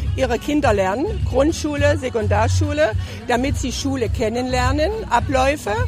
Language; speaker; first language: German; non-native, fluent; Arabic